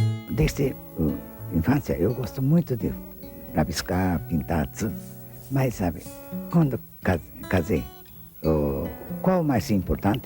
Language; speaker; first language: Portuguese; non-native, fluent; Japanese